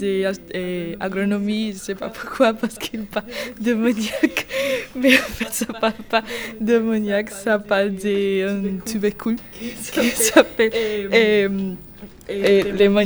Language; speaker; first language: French; non-native, learner; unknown